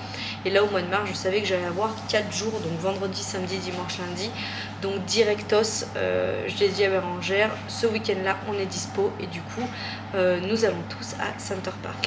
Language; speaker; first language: French; native; French